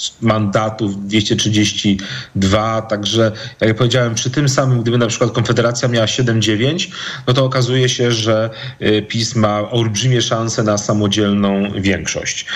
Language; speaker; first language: Polish; native; Polish